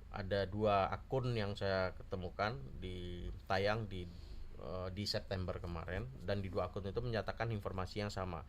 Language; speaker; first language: Indonesian; native; Indonesian